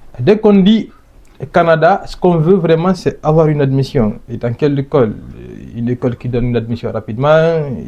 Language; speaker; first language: French; non-native, local second language; Fula